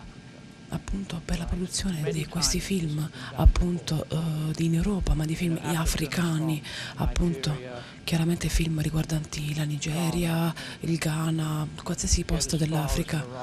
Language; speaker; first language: Italian; native; Italian